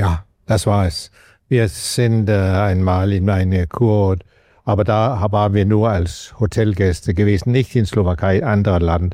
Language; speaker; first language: German; non-native, learner; Danish